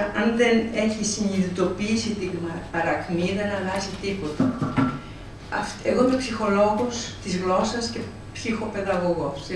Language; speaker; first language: Greek; native; Greek